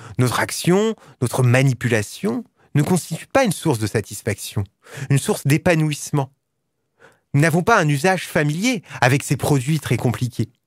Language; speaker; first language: French; native; French